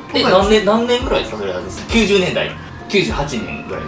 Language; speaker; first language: Japanese; native; Japanese